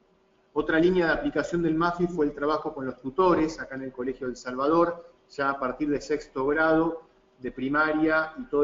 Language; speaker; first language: Spanish; native; Spanish